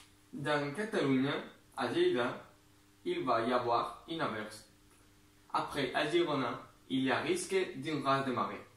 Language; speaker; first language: French; non-native, learner; Spanish